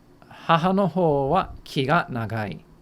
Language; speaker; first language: Japanese; non-native, fluent; English